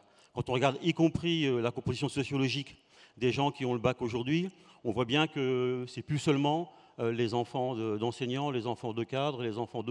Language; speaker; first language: French; native; French